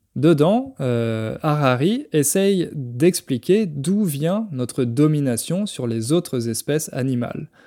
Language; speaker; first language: French; native; French